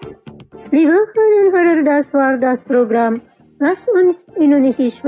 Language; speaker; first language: German; non-native, fluent; Indonesian